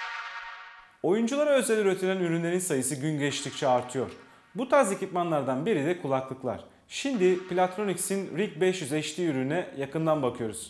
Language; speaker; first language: Turkish; native; Turkish